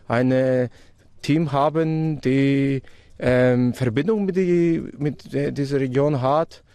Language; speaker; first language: German; non-native, fluent; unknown